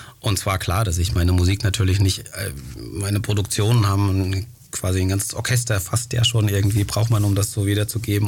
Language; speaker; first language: German; early bilingual, other home language; Greek